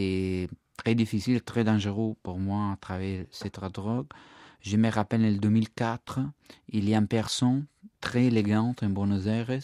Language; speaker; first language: French; non-native, learner; Italian